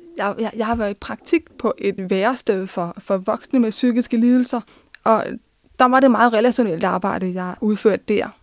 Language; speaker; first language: Danish; early bilingual, other home language; Turkish